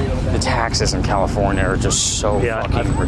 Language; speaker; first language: English; native; English